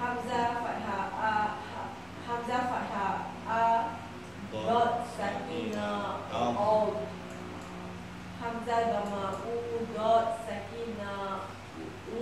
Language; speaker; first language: Arabic; non-native, learner; Malay